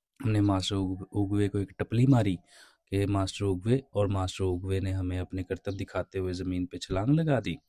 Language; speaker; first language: Urdu; non-native, local second language; Punjabi